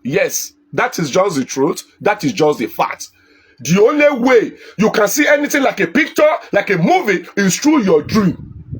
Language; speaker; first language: English; non-native, local second language; Yoruba